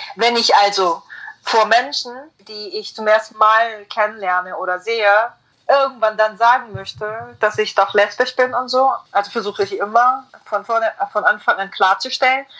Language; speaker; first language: German; non-native, fluent; Korean